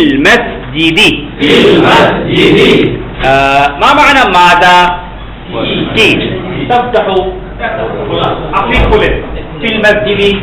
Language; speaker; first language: Arabic; non-native, fluent; Bangla